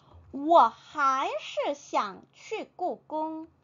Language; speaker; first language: Chinese; non-native, fluent; Korean